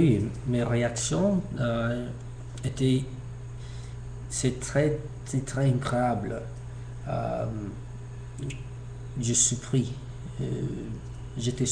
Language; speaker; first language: French; non-native, learner; English